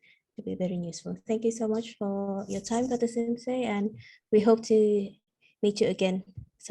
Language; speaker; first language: English; non-native, fluent; Indonesian